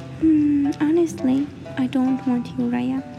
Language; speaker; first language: English; non-native, learner; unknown